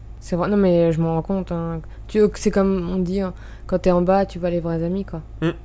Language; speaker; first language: French; native; French